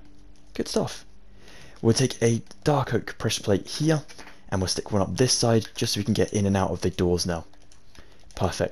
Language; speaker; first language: English; native; English